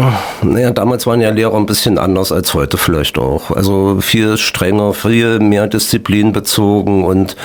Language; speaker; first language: German; native; German